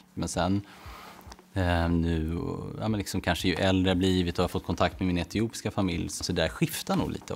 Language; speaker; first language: Swedish; native; Swedish